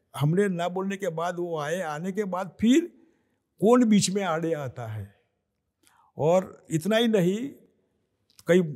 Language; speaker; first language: Hindi; non-native, local second language; Gujarati